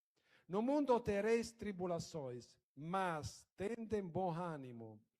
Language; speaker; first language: Portuguese; non-native, fluent; Italian